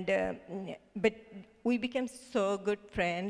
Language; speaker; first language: English; non-native, local second language; Bangla